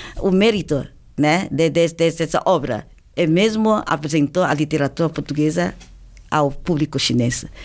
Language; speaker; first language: Portuguese; non-native, fluent; Chinese